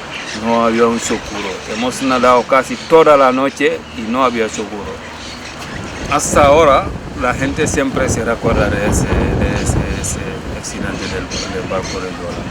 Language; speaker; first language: Spanish; non-native, fluent; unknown